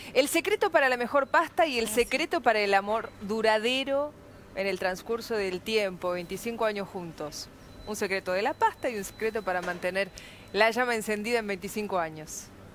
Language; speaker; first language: Spanish; native; Spanish